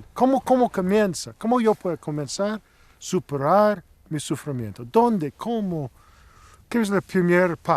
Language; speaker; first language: Spanish; non-native, learner; English